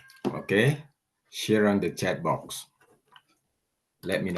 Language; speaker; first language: English; non-native, fluent; Indonesian